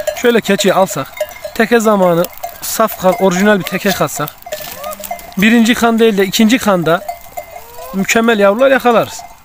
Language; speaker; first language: Turkish; native; Turkish